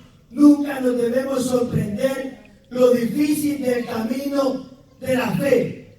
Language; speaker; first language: Spanish; native; Spanish